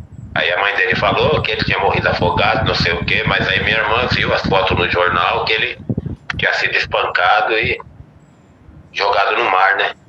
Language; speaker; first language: Portuguese; native; Portuguese